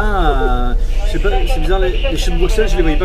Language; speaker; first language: French; native; French